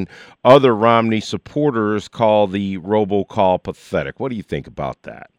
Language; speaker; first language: English; native; English